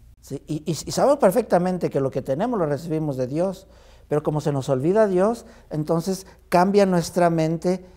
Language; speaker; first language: Spanish; native; Spanish